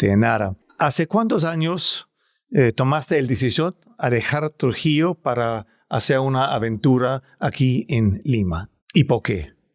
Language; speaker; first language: Spanish; non-native, fluent; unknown